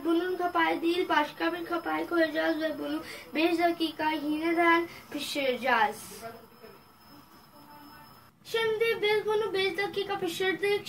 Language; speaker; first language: Turkish; non-native, learner; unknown